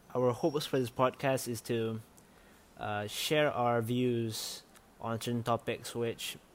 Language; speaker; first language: English; non-native, local second language; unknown